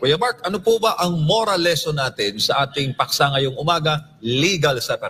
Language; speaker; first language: Filipino; native; Filipino